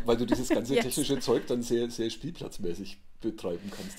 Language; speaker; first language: German; native; German